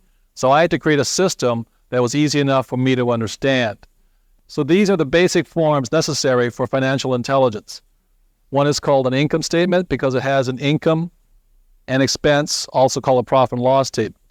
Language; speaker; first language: English; native; English